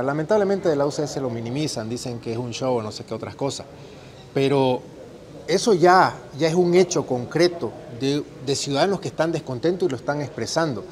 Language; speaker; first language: Spanish; native; Spanish